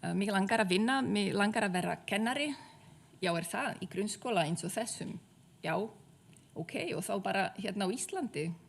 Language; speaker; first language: Icelandic; non-native, fluent; Czech